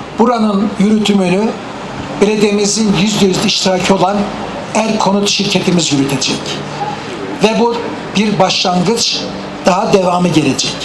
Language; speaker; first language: Turkish; native; Turkish